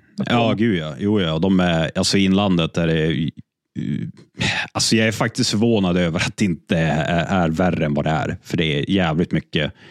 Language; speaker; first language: Swedish; native; Swedish